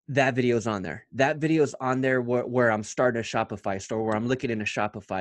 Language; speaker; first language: English; native; English